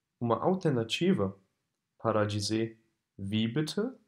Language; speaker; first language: Portuguese; non-native, fluent; German